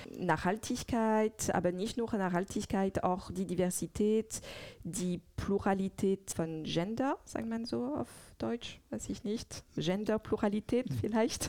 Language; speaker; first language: German; non-native, fluent; French